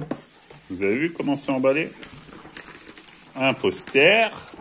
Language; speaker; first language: French; native; French